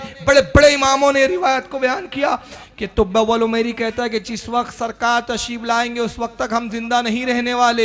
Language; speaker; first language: Urdu; native; Urdu